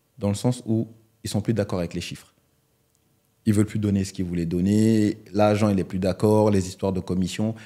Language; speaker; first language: French; native; French